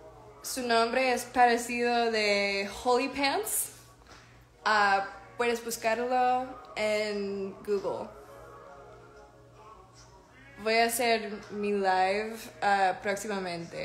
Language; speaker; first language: Spanish; non-native, learner; English